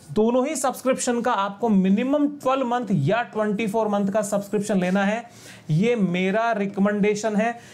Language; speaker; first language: Hindi; native; Hindi